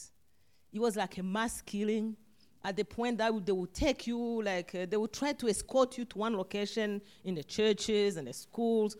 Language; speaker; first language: English; non-native, local second language; Kinyarwanda